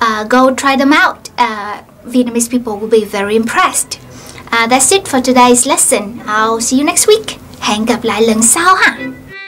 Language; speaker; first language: English; non-native, fluent; Vietnamese